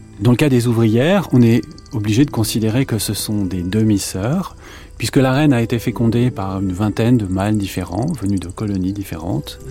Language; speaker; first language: French; native; French